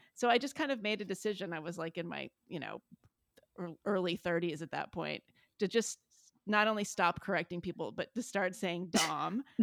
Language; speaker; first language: English; native; English